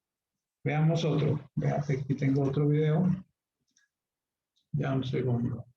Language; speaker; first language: Spanish; native; Spanish